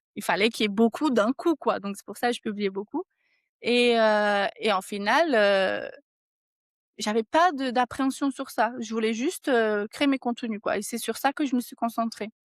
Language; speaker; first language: French; non-native, fluent; Portuguese